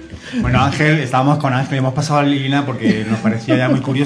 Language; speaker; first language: Spanish; native; Spanish